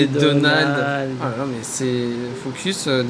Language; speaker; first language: French; native; French